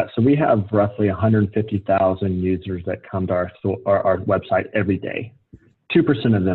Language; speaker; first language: English; native; English